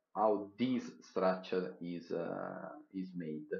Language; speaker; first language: English; non-native, fluent; Italian